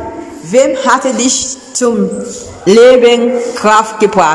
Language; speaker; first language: German; non-native, learner; Haitian Creole